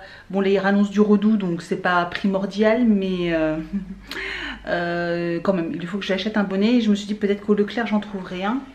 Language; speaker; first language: French; native; French